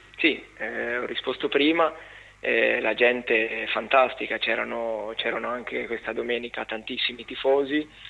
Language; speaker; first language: Italian; native; Italian